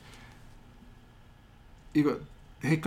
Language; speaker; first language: Korean; non-native, fluent; English